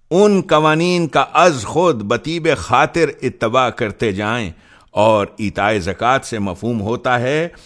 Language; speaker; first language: Urdu; native; Urdu